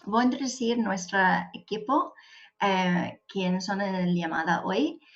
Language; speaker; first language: Spanish; non-native, learner; English